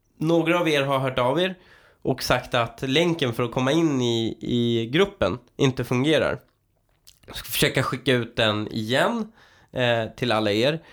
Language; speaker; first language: Swedish; early bilingual, other home language; Persian